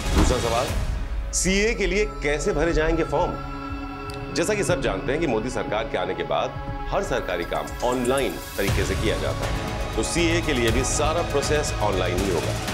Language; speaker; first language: Hindi; native; Hindi